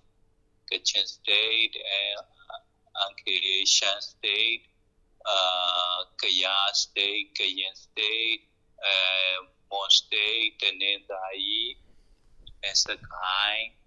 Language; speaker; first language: Italian; non-native, learner; Burmese